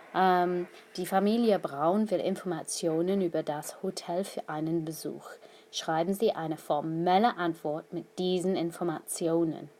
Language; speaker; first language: German; non-native, fluent; English